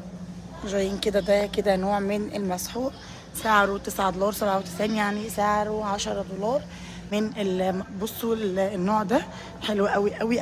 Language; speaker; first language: Arabic; native; Arabic